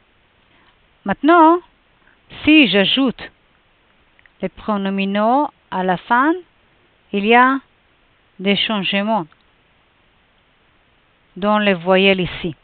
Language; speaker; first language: French; non-native, fluent; Hebrew